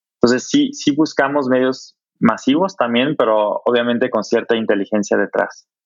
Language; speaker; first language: Spanish; non-native, fluent; German